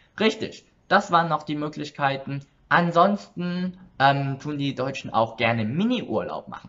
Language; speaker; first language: German; early bilingual, other home language; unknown